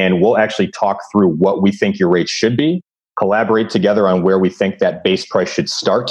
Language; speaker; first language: English; native; English